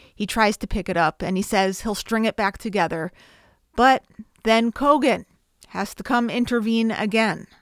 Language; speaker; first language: English; native; English